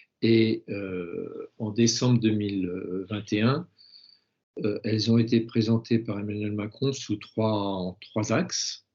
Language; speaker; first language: French; native; French